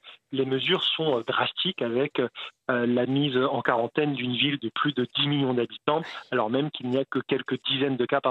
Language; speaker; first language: French; native; French